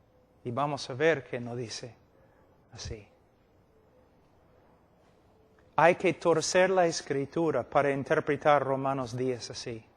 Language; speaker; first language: Spanish; non-native, fluent; English